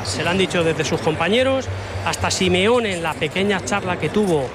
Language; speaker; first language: Spanish; native; Spanish